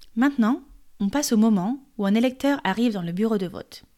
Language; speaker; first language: French; native; French